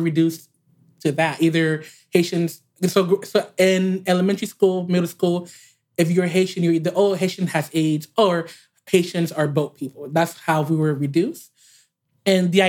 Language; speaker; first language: English; native; English